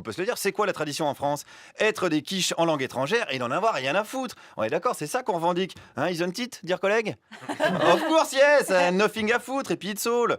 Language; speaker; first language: French; native; French